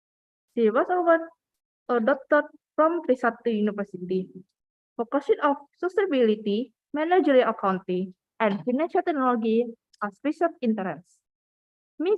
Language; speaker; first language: English; non-native, fluent; Indonesian